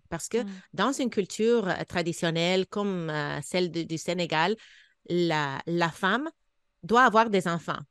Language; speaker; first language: French; non-native, fluent; English